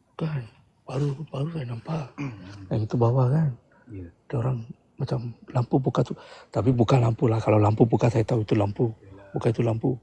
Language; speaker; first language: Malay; non-native, local second language; Tamil